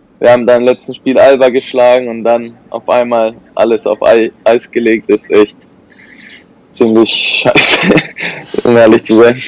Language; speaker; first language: German; non-native, fluent; Spanish